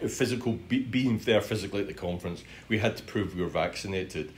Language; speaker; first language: English; native; English